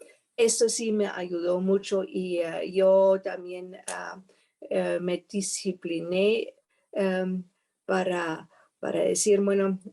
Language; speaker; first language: Spanish; non-native, fluent; German